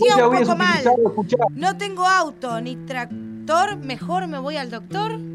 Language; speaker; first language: Spanish; native; Spanish